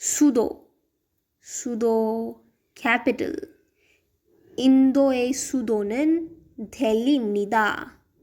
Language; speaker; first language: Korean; non-native, learner; Hindi